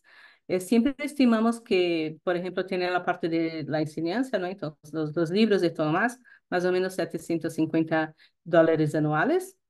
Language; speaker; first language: Spanish; non-native, fluent; Portuguese